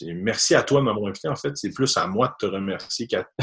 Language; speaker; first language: French; native; French